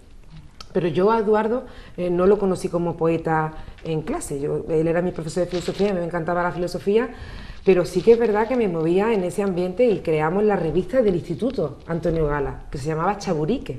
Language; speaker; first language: Spanish; native; Spanish